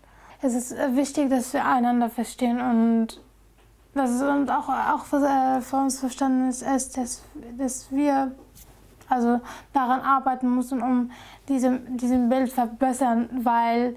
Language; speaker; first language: German; non-native, fluent; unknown